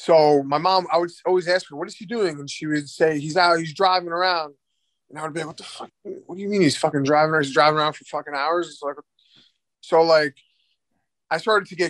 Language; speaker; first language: English; native; English